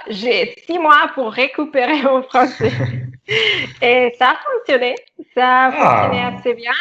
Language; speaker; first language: French; non-native, fluent; Catalan